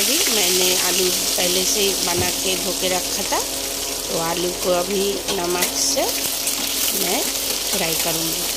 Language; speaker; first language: Hindi; non-native, local second language; Bangla